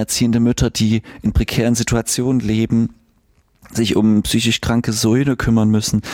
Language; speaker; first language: German; native; German